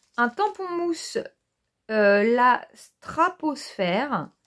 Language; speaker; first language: French; native; French